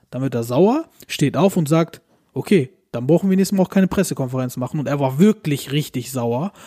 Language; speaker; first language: German; early bilingual, other home language; Turkish